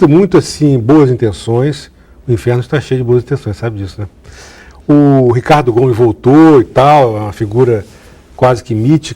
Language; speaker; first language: Portuguese; native; Portuguese